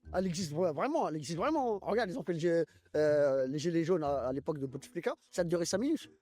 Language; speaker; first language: French; early bilingual, other home language; Arabic